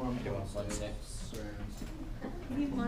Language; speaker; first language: English; native; English